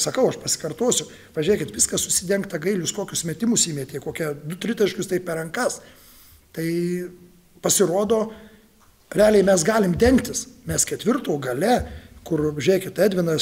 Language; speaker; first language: Lithuanian; native; Lithuanian